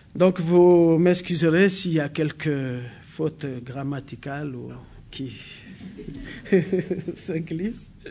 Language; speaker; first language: French; non-native, local second language; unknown